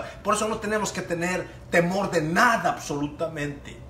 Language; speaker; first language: Spanish; native; Spanish